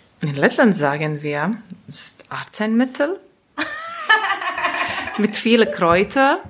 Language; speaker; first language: German; non-native, learner; Latvian